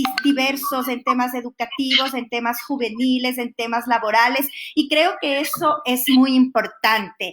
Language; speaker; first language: Spanish; native; Spanish